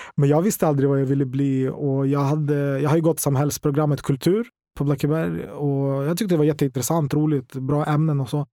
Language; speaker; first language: Swedish; non-native, fluent; Ukrainian